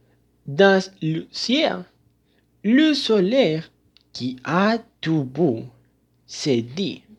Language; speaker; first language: French; non-native, learner; Spanish